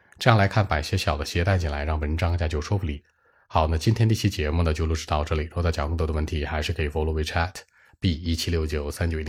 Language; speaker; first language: Chinese; native; Chinese